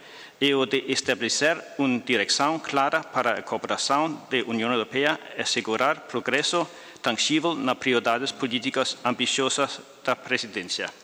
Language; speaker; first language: Portuguese; non-native, fluent; Danish